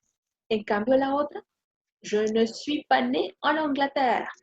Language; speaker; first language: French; non-native, fluent; Spanish